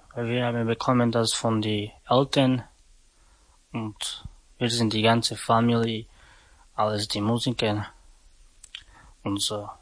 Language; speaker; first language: German; non-native, learner; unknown